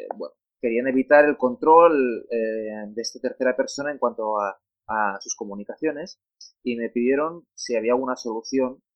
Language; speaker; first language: Spanish; non-native, local second language; Catalan